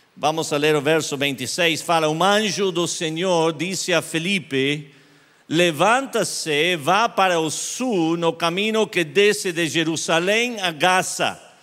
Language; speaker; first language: Portuguese; non-native, learner; English